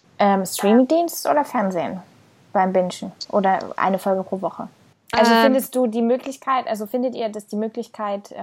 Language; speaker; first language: German; native; German